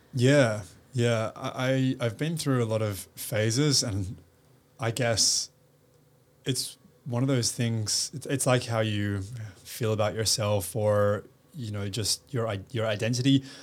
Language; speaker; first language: English; native; English